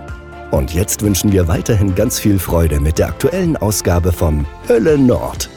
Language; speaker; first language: German; native; German